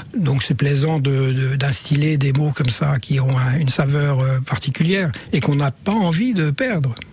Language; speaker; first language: French; native; French